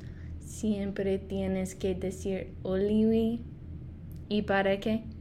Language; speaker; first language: Spanish; non-native, fluent; English